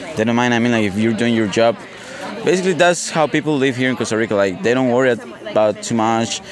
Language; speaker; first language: English; non-native, fluent; Spanish